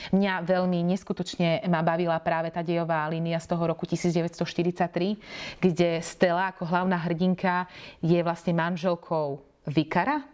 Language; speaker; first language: Slovak; native; Slovak